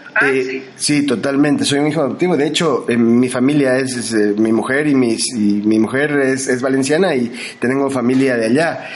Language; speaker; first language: Spanish; native; Spanish